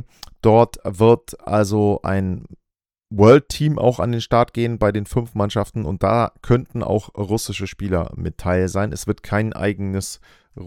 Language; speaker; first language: German; native; German